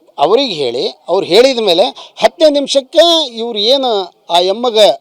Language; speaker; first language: Kannada; non-native, local second language; Lambadi